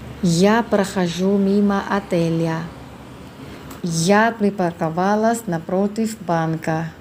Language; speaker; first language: Russian; non-native, fluent; Thai